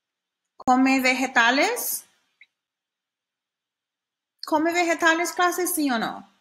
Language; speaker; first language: Spanish; non-native, fluent; English